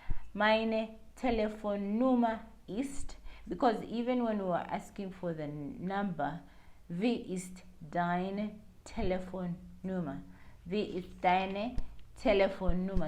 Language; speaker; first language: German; non-native, learner; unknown